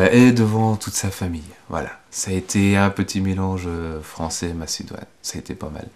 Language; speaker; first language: French; native; French